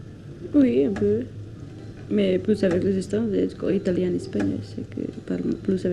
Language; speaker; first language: French; non-native, learner; Spanish